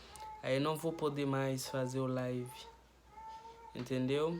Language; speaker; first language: Portuguese; non-native, learner; Haitian Creole